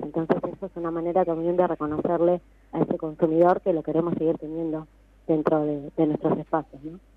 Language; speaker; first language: Spanish; native; Spanish